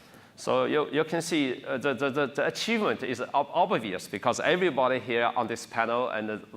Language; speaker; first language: English; non-native, fluent; Chinese